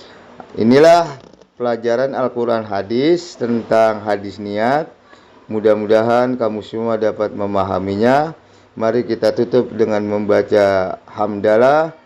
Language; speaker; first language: Indonesian; native; Indonesian